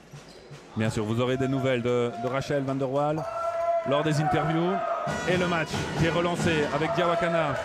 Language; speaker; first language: French; native; French